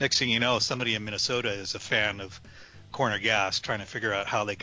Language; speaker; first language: English; native; English